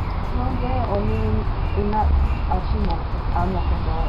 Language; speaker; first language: Korean; non-native, learner; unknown